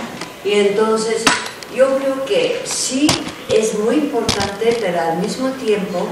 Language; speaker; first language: Spanish; non-native, fluent; Japanese